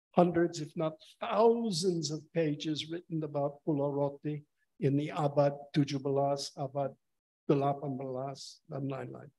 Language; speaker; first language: English; native; English